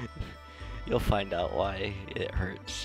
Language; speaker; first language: English; native; English